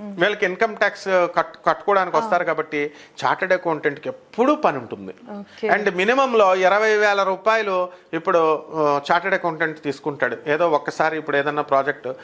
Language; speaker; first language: Telugu; native; Telugu